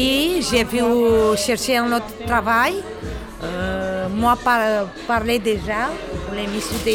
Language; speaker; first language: French; non-native, learner; Romanian